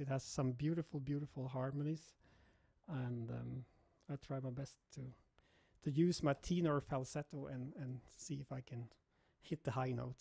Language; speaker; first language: English; non-native, fluent; Swedish